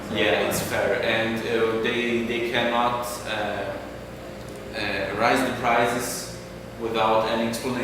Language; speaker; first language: English; non-native, fluent; German